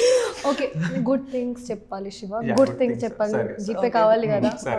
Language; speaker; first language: Telugu; non-native, local second language; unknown